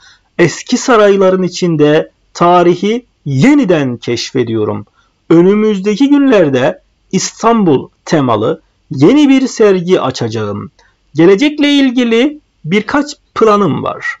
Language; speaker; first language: Turkish; non-native, fluent; Arabic